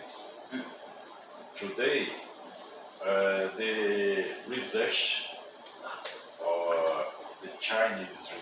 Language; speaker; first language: English; non-native, learner; Portuguese